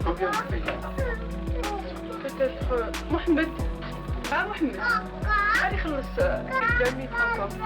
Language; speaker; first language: French; non-native, learner; Arabic